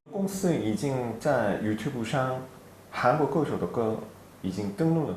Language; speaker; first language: Chinese; non-native, fluent; Korean